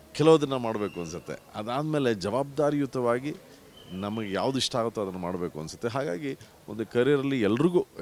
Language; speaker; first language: Kannada; native; Kannada